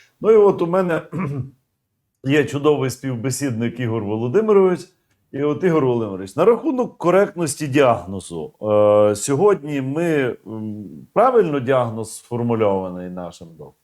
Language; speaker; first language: Ukrainian; native; Ukrainian